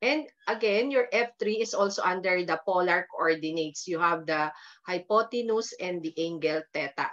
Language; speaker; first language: English; non-native, local second language; Filipino